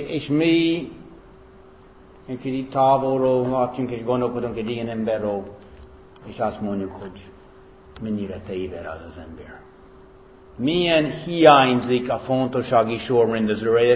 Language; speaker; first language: Hungarian; non-native, fluent; English